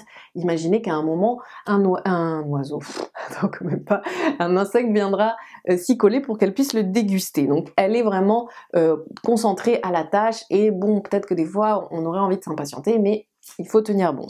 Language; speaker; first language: French; native; French